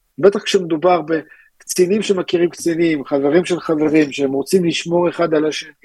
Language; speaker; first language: Hebrew; early bilingual, other home language; Russian